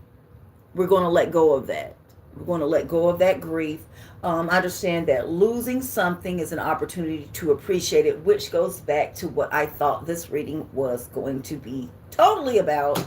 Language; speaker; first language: English; native; English